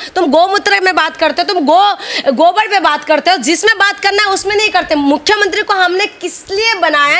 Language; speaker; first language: Hindi; non-native, local second language; Assamese